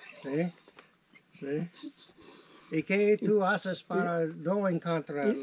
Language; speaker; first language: Spanish; non-native, learner; English